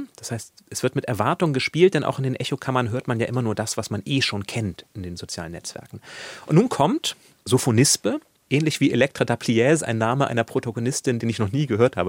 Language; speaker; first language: German; native; German